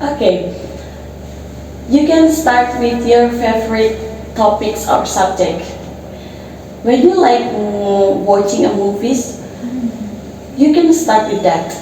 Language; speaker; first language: English; non-native, learner; Indonesian